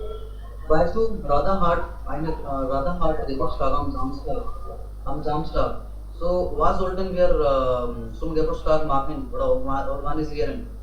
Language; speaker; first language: German; non-native, learner; Hindi